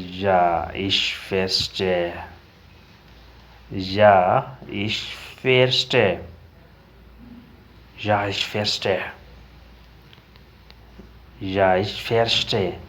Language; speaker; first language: German; non-native, learner; Urdu